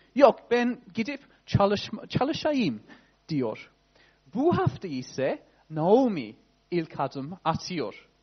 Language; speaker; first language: Turkish; non-native, fluent; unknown